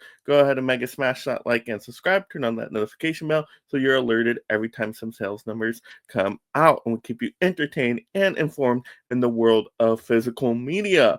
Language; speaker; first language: English; native; English